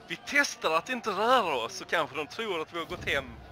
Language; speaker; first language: Swedish; native; Swedish